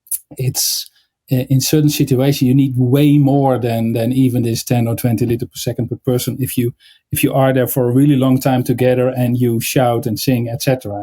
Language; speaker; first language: English; non-native, fluent; Dutch